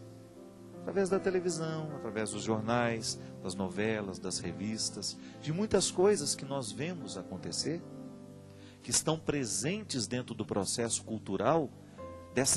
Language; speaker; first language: Portuguese; native; Portuguese